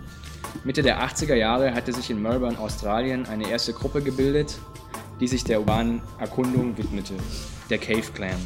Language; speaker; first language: German; native; German